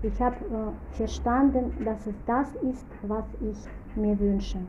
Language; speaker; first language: German; non-native, fluent; Russian